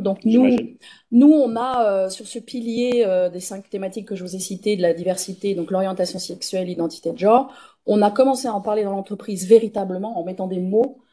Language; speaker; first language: French; native; French